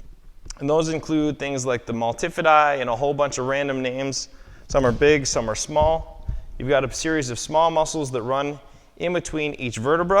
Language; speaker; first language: English; native; English